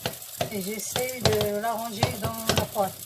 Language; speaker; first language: French; non-native, local second language; Arabic